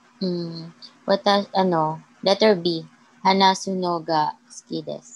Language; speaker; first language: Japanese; non-native, learner; Filipino